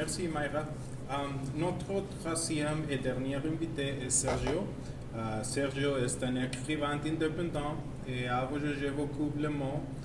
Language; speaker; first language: French; non-native, learner; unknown